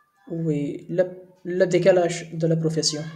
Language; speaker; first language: French; non-native, learner; Hindi